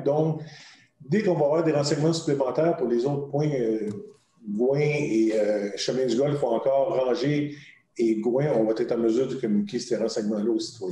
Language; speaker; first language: French; native; French